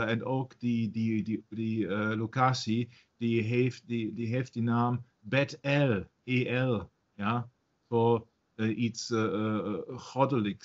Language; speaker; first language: Dutch; non-native, learner; German